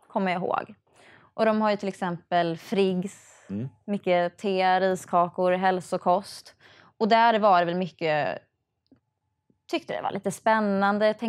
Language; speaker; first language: Swedish; native; Swedish